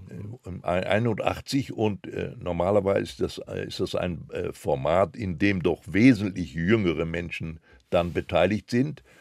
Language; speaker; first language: German; non-native, local second language; Polish